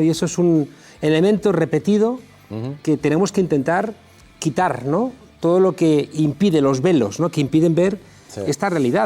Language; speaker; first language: Spanish; native; Spanish